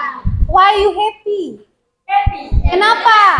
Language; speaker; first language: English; non-native, fluent; Indonesian